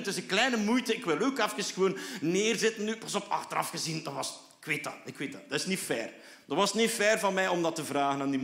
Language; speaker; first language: Dutch; native; Dutch